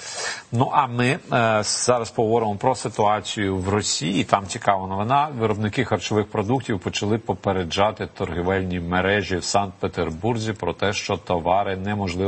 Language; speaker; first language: Ukrainian; native; Ukrainian